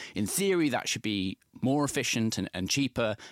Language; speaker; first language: English; native; English